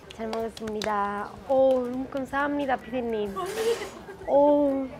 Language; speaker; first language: Korean; non-native, learner; Spanish